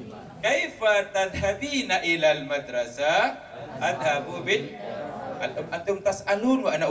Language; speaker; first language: Arabic; non-native, fluent; Malay